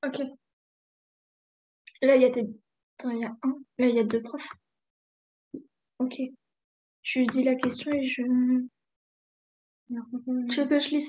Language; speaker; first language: French; native; French